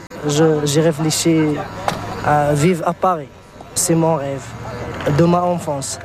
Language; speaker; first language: French; non-native, learner; Arabic